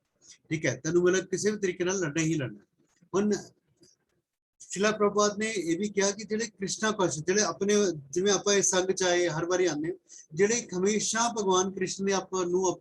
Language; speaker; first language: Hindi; non-native, local second language; Punjabi